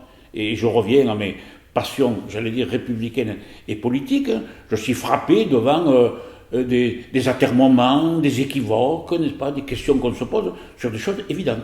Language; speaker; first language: French; native; French